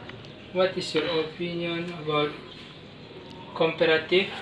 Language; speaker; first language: English; non-native, learner; Indonesian